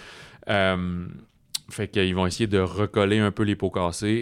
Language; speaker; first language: French; native; French